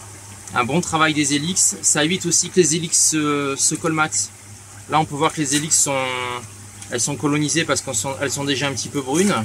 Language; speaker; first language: French; native; French